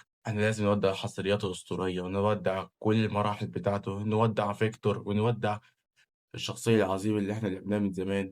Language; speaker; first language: Arabic; native; Arabic